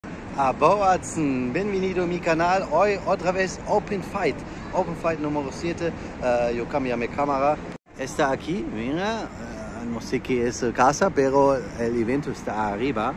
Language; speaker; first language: Spanish; non-native, learner; German